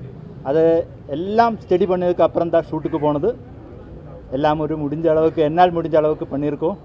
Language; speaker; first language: Tamil; non-native, local second language; Malayalam